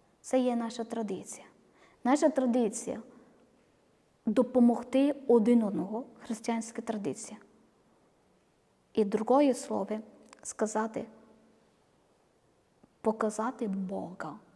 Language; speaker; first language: Ukrainian; non-native, learner; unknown